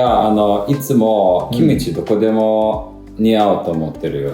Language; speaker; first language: Japanese; non-native, fluent; Lithuanian